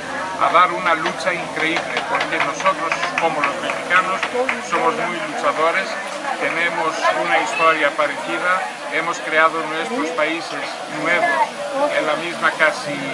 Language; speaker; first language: Spanish; non-native, fluent; Greek